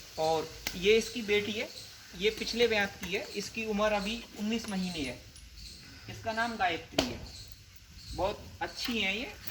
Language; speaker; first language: Hindi; native; Hindi